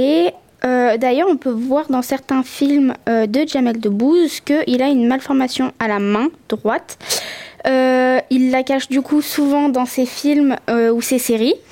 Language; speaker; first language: French; native; French